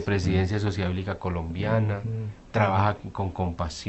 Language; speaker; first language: Spanish; native; Spanish